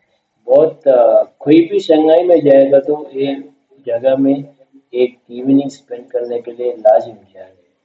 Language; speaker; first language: Hindi; non-native, learner; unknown